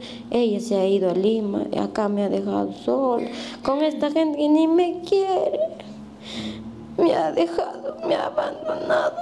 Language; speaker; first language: Spanish; native; Spanish